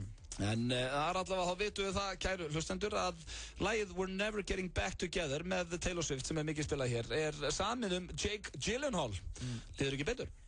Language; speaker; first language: Icelandic; native; Icelandic